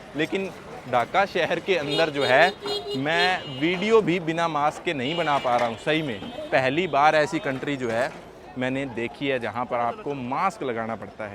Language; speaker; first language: Hindi; native; Hindi